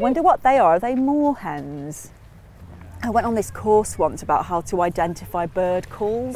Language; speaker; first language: English; native; English